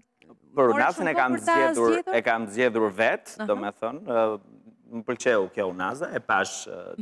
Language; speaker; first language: Albanian; native; Albanian